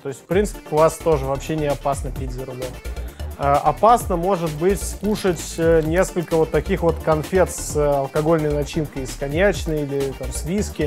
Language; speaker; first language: Russian; native; Russian